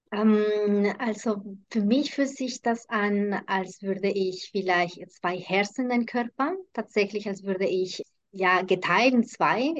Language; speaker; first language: German; non-native, fluent; Spanish